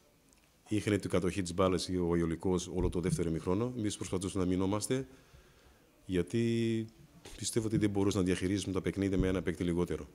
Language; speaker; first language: Greek; non-native, fluent; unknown